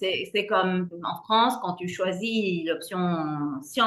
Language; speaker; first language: French; non-native, fluent; Spanish